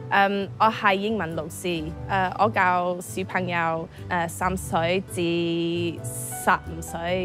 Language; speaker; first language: Cantonese; non-native, learner; English